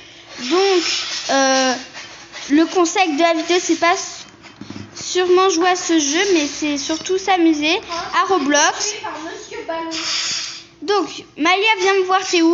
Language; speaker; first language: French; native; French